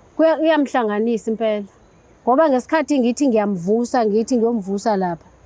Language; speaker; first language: Zulu; native; Zulu